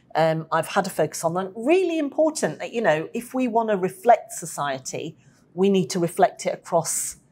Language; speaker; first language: English; native; English